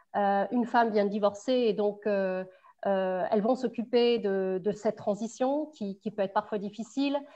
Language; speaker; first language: French; native; French